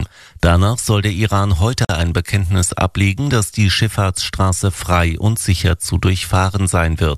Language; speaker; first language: German; native; German